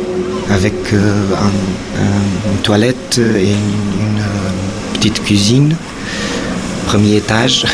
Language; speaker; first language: French; non-native, fluent; Portuguese